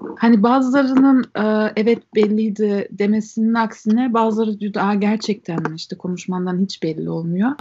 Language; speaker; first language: Turkish; early bilingual, heritage; Turkish